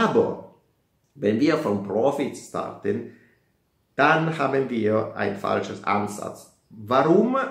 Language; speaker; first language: German; non-native, fluent; Italian